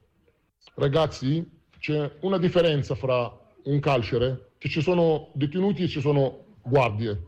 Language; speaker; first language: Italian; non-native, fluent; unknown